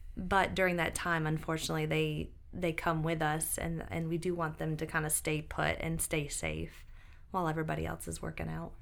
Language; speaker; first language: English; native; English